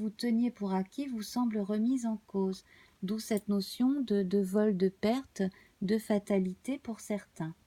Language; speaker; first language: French; native; French